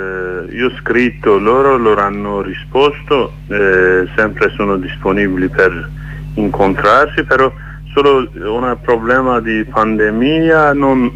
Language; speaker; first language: Italian; non-native, learner; Kurdish